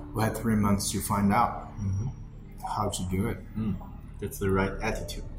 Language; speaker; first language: English; non-native, fluent; Portuguese